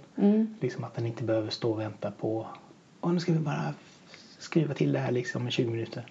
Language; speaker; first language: Swedish; native; Swedish